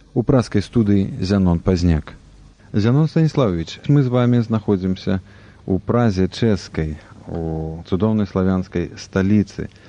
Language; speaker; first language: Belarusian; native; Belarusian